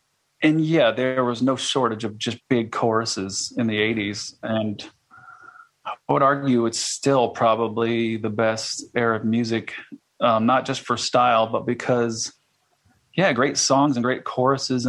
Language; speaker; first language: English; native; English